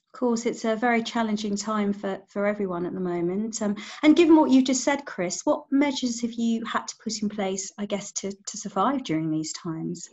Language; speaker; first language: English; native; English